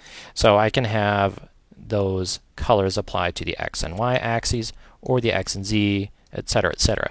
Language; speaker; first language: English; native; English